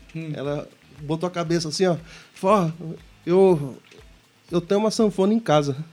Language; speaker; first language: Portuguese; native; Portuguese